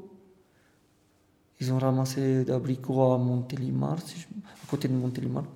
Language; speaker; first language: French; non-native, fluent; Romanian